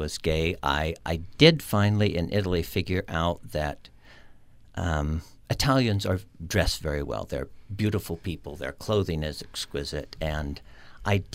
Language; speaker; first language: English; native; English